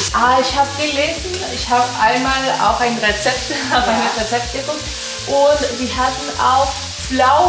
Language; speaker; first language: German; non-native, learner; Spanish